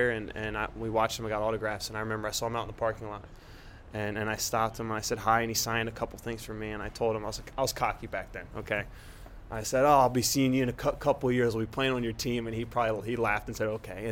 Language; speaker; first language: English; native; English